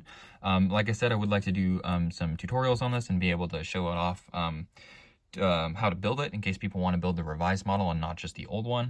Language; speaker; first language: English; native; English